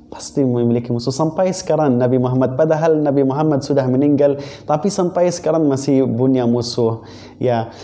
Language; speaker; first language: Indonesian; non-native, fluent; Arabic